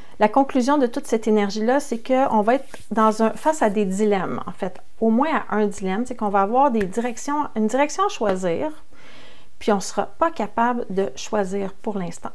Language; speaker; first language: French; native; French